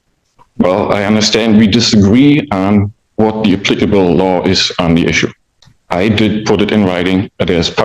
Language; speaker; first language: English; native; English